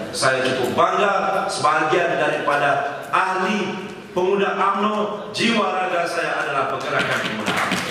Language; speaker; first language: Malay; non-native, local second language; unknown